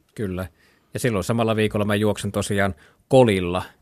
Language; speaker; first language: Finnish; native; Finnish